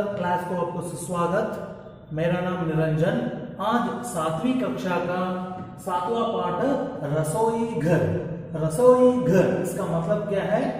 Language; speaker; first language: Hindi; non-native, local second language; Kannada